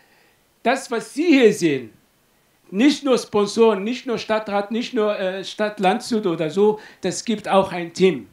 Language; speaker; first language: German; non-native, fluent; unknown